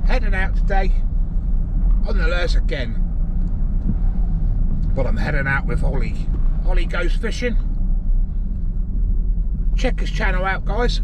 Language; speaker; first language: English; native; English